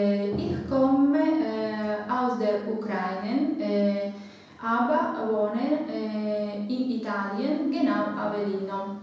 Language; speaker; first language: German; non-native, learner; Ukrainian